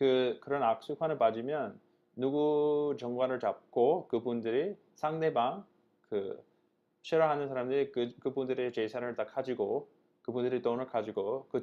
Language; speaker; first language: Korean; non-native, fluent; English